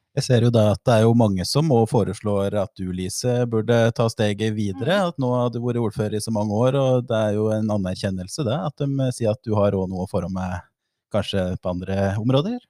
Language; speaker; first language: Norwegian; native; Norwegian